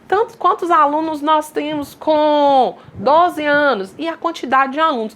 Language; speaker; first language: Portuguese; native; Portuguese